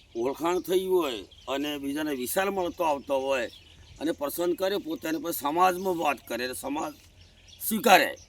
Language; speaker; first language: Gujarati; non-native, local second language; Bhili